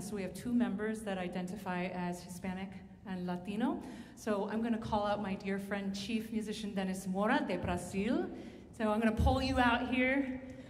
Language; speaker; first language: English; early bilingual, other home language; Spanish